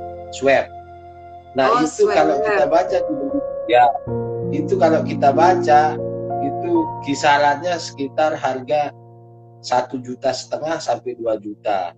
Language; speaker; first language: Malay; non-native, local second language; Sasak